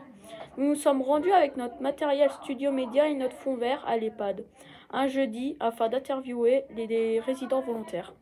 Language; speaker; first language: French; native; French